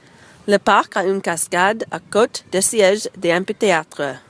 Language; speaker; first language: French; non-native, learner; English